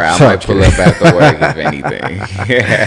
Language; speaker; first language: English; native; English